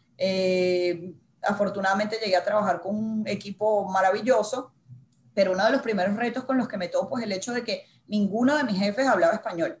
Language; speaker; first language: Spanish; native; Spanish